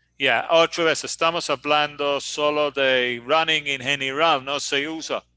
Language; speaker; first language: Spanish; non-native, fluent; English